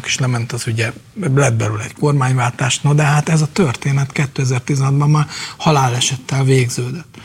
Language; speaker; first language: Hungarian; native; Hungarian